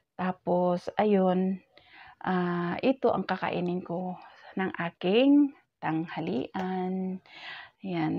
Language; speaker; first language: Filipino; non-native, local second language; Cebuano